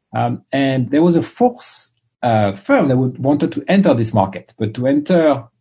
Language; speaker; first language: English; non-native, fluent; French